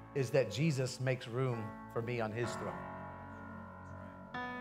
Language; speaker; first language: English; native; English